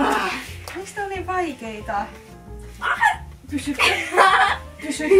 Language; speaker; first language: Finnish; native; Finnish